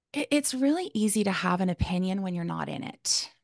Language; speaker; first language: English; native; English